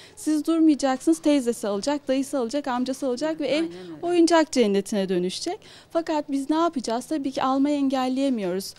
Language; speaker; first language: Turkish; native; Turkish